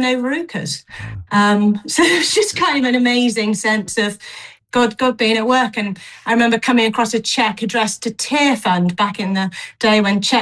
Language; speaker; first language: English; native; English